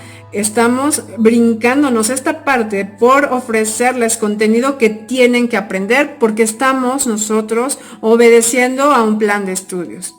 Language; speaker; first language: Spanish; native; Spanish